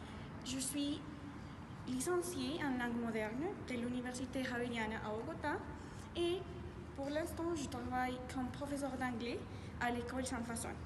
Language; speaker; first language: French; non-native, learner; Spanish